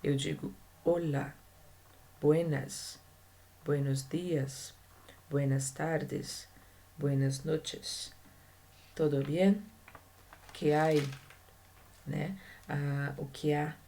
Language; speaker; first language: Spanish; non-native, learner; Portuguese